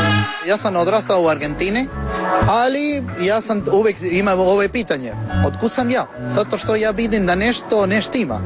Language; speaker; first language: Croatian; non-native, learner; Spanish